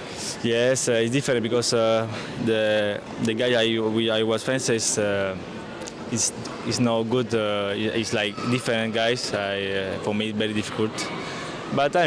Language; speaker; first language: English; non-native, learner; French